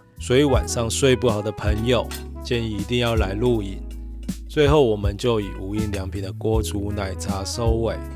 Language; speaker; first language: Chinese; native; Chinese